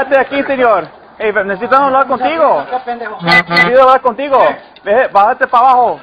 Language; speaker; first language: Spanish; early bilingual, heritage; Spanish